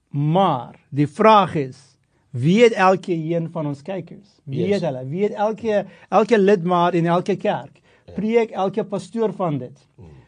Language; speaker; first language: Afrikaans; non-native, fluent; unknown